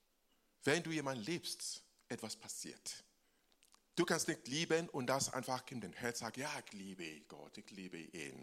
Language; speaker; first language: German; non-native, fluent; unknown